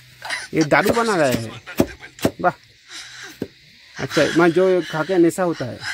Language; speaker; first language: Hindi; non-native, local second language; Bangla